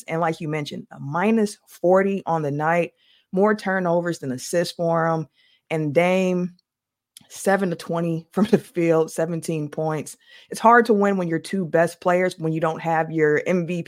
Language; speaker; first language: English; native; English